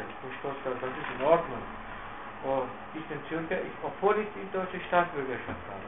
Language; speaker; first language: German; non-native, fluent; Turkish